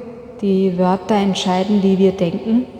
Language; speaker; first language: German; non-native, fluent; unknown